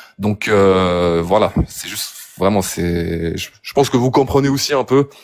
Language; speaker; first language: French; early bilingual, other home language; Arabic